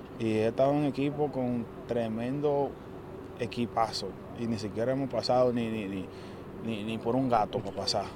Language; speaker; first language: Spanish; native; Spanish